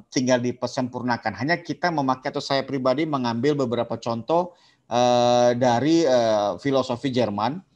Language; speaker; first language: Indonesian; native; Indonesian